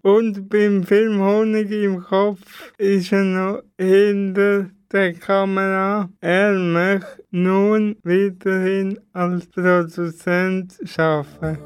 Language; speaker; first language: German; non-native, learner; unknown